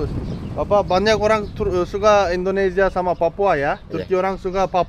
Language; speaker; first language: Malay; non-native, learner; Turkish